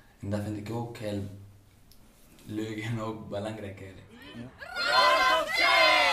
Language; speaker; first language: Dutch; non-native, learner; Pashto